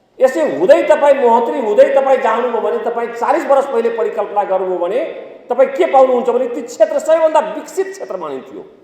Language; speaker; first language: Nepali; non-native, local second language; Maithili